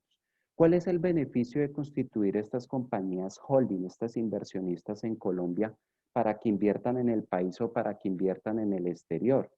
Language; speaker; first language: Spanish; native; Spanish